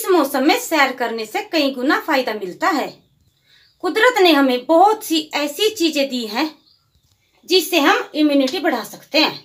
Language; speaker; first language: Hindi; native; Hindi